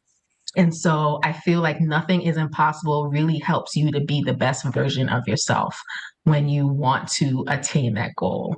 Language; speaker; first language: English; early bilingual, other home language; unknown